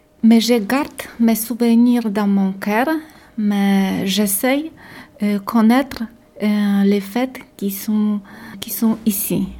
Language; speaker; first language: French; non-native, learner; Polish